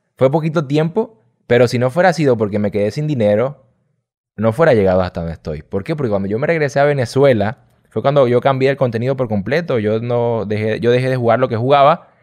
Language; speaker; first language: Spanish; native; Spanish